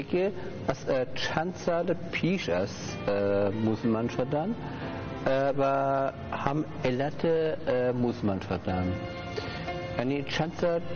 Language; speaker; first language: Persian; non-native, learner; German